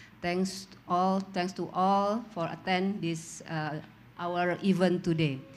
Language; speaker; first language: English; non-native, learner; Indonesian